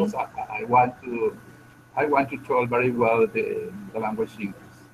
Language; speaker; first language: English; non-native, learner; Spanish